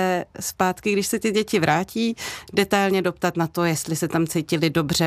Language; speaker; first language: Czech; native; Czech